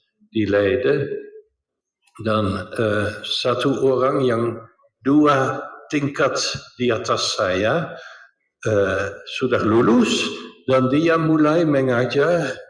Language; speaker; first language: Indonesian; non-native, fluent; Dutch